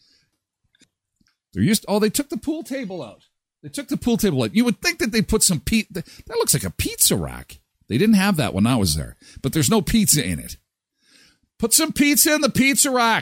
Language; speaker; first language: English; native; English